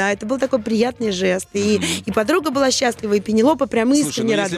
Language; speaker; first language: Russian; native; Russian